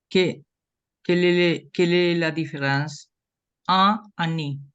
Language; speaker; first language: French; non-native, learner; Spanish